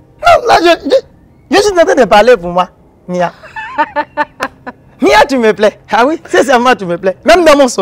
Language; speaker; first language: French; non-native, local second language; Haitian Creole